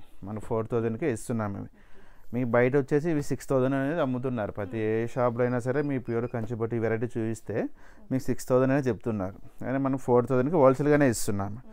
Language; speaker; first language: Telugu; native; Telugu